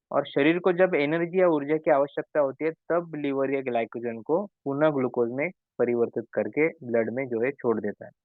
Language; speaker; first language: Hindi; non-native, local second language; Marathi